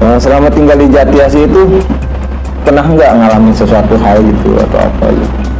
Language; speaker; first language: Indonesian; native; Indonesian